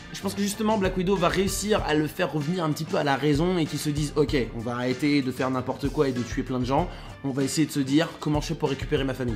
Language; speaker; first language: French; native; French